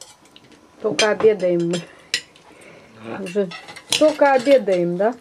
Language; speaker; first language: Russian; native; Russian